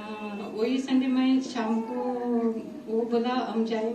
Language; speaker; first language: Hindi; non-native, local second language; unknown